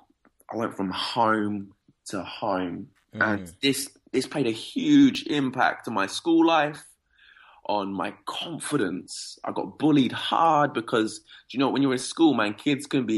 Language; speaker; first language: English; native; English